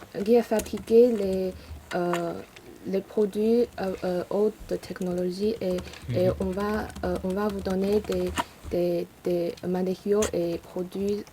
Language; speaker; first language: French; non-native, learner; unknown